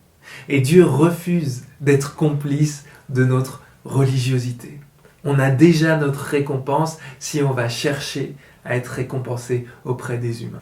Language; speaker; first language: French; native; French